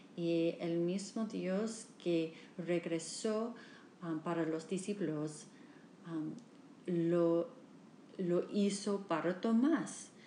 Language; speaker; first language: Spanish; non-native, learner; English